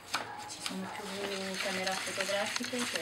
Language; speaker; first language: Italian; non-native, learner; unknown